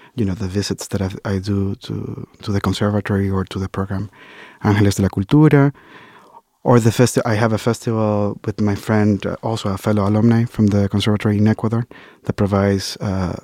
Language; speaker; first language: English; non-native, fluent; Spanish